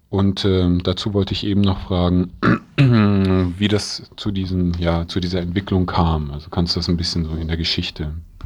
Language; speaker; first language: German; native; German